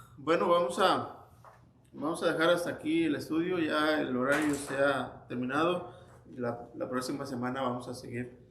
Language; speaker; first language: Spanish; native; Spanish